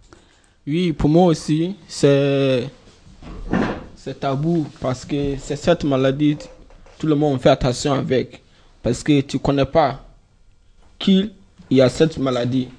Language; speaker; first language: French; non-native, learner; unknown